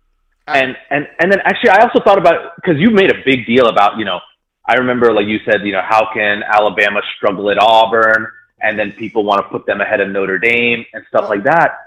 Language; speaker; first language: English; native; English